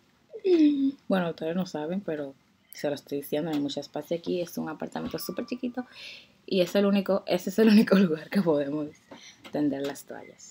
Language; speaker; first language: Spanish; native; Spanish